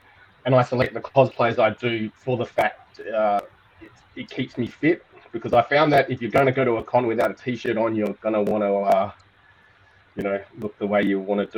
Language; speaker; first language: English; native; English